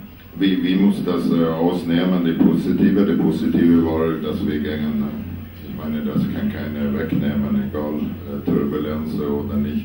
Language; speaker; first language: German; non-native, fluent; Swedish